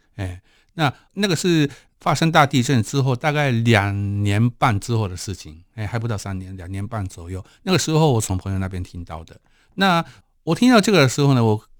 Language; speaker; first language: Chinese; non-native, fluent; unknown